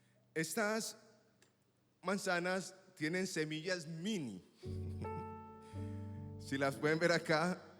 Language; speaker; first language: Spanish; native; Spanish